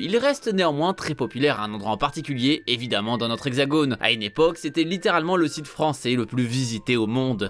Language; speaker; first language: French; native; French